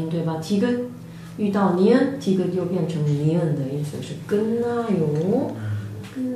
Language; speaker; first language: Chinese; native; Chinese